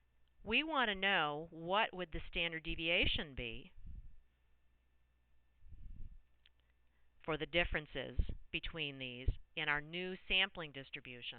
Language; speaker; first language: English; native; English